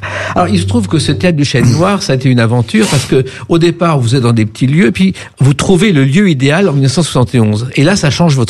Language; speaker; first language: French; native; French